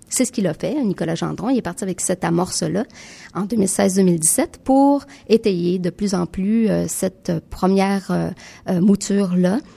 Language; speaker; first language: French; native; French